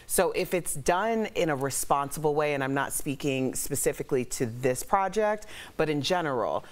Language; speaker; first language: English; native; English